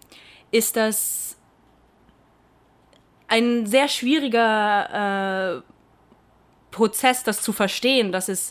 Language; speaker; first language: German; early bilingual, heritage; Portuguese